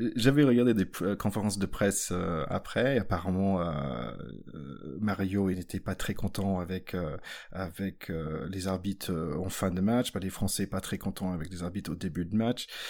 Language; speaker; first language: French; non-native, fluent; English